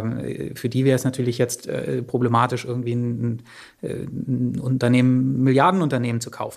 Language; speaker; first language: German; native; German